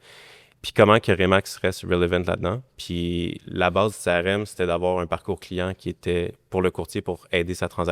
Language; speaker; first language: French; native; French